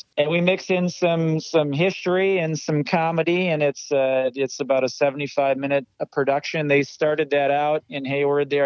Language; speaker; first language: English; native; English